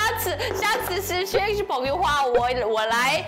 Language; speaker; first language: Chinese; non-native, learner; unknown